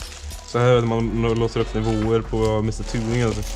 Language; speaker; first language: Swedish; native; Swedish